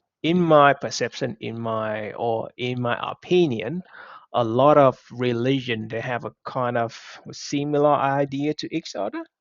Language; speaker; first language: English; non-native, fluent; Vietnamese